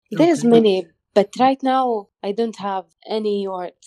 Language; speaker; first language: English; non-native, learner; Arabic